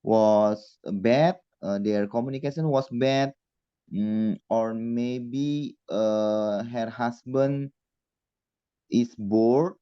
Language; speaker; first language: English; non-native, learner; Indonesian